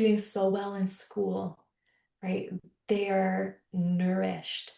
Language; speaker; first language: English; native; English